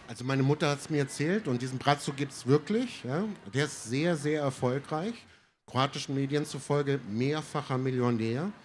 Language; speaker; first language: German; early bilingual, other home language; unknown